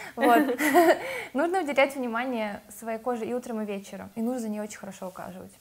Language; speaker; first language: Russian; native; Russian